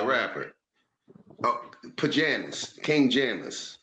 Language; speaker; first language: English; native; English